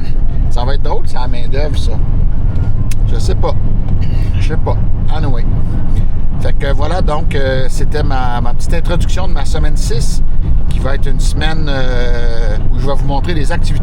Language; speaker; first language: French; native; French